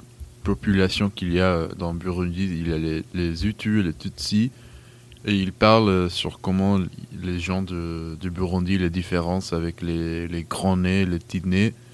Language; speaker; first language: French; non-native, fluent; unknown